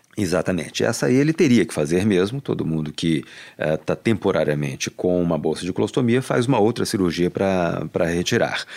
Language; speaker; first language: Portuguese; native; Portuguese